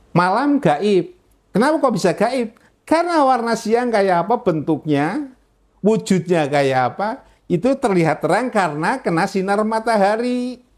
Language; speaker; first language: Indonesian; non-native, local second language; Javanese